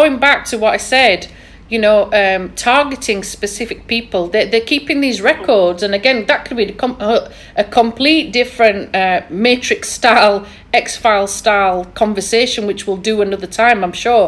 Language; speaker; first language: English; native; English